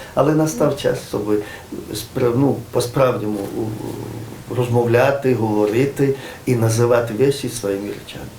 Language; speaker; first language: Ukrainian; non-native, fluent; Georgian